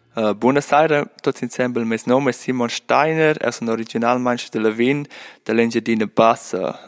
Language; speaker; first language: German; native; German